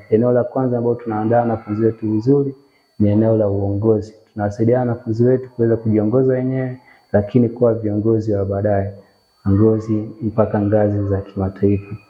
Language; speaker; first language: Swahili; native; Swahili